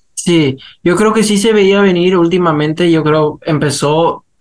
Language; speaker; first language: Spanish; early bilingual, heritage; Spanish